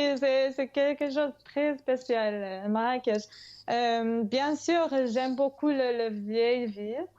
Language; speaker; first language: French; non-native, fluent; English